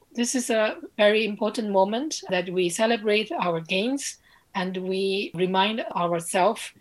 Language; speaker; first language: English; non-native, fluent; Chinese